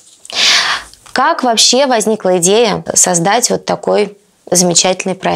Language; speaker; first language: Russian; native; Russian